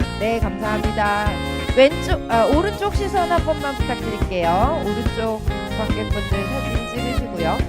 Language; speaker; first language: Korean; native; Korean